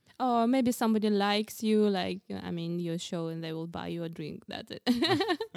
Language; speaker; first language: English; non-native, fluent; Russian